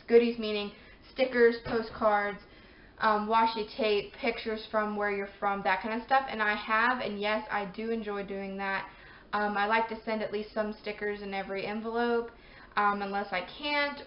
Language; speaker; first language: English; native; English